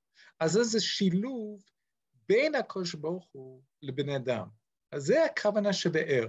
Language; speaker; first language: Hebrew; non-native, fluent; English